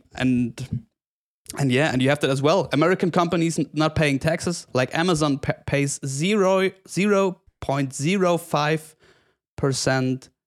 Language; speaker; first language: English; non-native, fluent; German